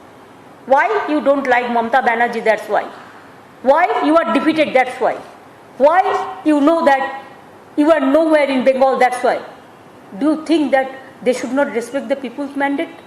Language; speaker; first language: English; non-native, local second language; Bangla